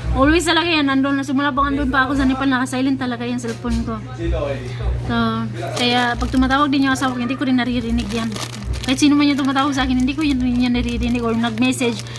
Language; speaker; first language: Filipino; non-native, local second language; Cebuano